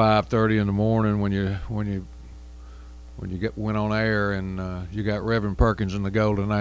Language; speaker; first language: English; native; English